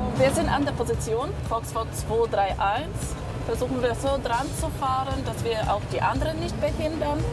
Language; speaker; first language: German; early bilingual, other home language; Polish